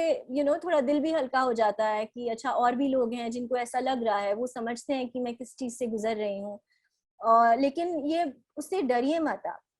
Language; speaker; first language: Hindi; native; Hindi